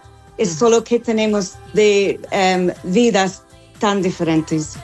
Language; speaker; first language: Spanish; non-native, learner; English